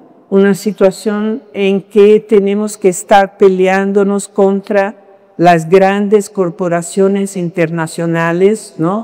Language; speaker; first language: Spanish; non-native, fluent; Portuguese